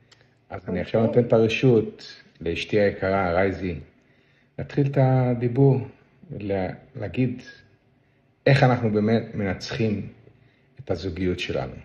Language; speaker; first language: Hebrew; non-native, local second language; Yiddish